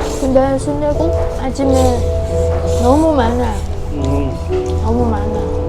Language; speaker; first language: Korean; non-native, learner; Vietnamese